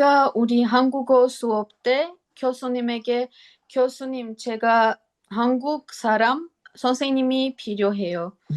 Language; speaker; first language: Korean; non-native, learner; Armenian